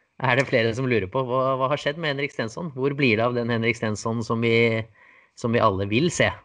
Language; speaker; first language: Norwegian; native; Norwegian